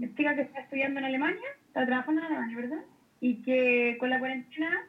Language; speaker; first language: Spanish; native; Spanish